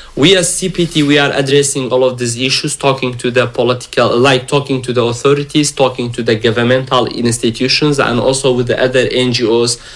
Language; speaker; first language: English; non-native, fluent; Kurdish